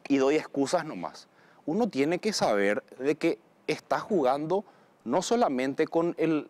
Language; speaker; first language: Spanish; native; Spanish